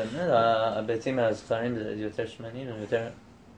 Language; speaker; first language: Hebrew; non-native, learner; English